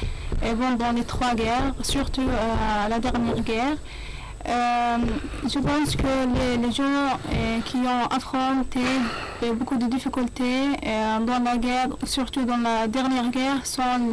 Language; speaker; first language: French; non-native, learner; Arabic